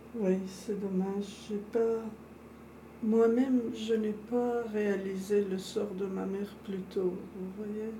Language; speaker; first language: French; non-native, fluent; Persian